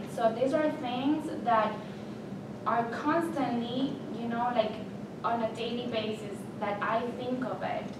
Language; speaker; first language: English; early bilingual, other home language; Spanish